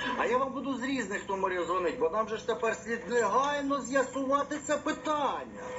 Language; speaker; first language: Ukrainian; non-native, local second language; Russian